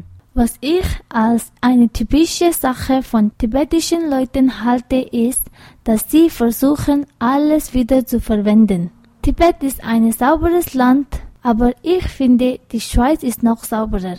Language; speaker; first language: German; non-native, fluent; Tibetan